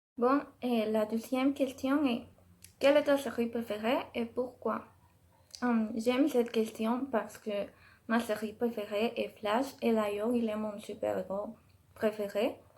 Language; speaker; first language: French; non-native, learner; Spanish